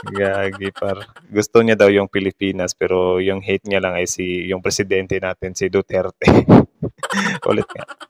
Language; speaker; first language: Filipino; native; Filipino